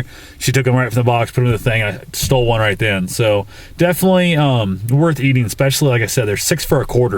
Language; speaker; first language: English; native; English